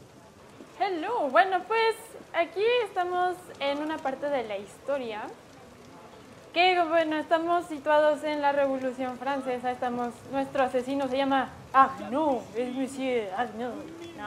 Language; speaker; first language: Spanish; native; Spanish